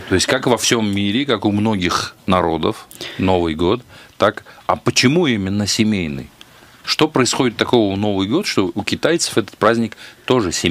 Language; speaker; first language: Russian; native; Russian